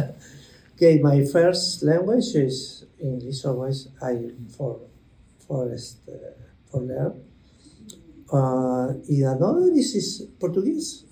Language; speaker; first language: English; non-native, learner; Spanish